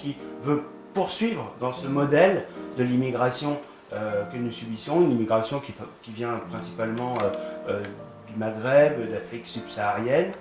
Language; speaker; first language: French; native; French